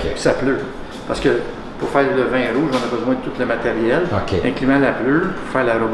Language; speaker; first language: French; native; French